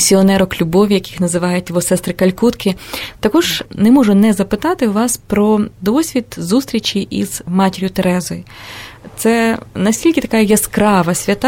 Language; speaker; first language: Ukrainian; native; Ukrainian